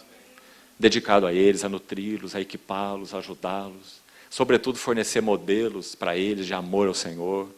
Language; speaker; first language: Portuguese; native; Portuguese